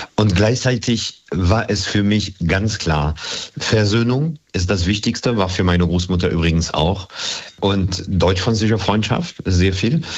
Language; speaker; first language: German; non-native, fluent; French